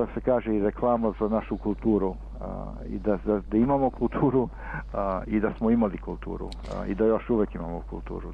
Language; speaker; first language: Serbian; early bilingual, heritage; Serbian